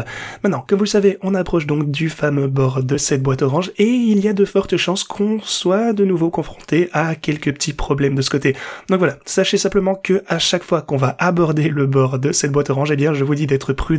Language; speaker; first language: French; native; French